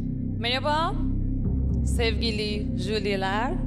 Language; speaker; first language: Turkish; non-native, learner; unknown